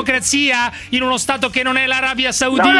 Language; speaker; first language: Italian; native; Italian